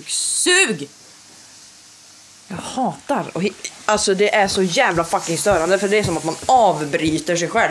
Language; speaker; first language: Swedish; native; Swedish